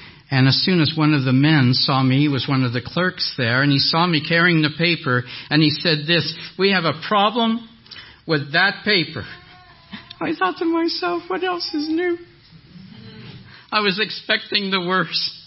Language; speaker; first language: English; non-native, fluent; French